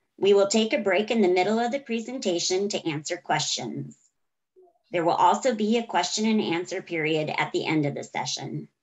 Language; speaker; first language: English; native; English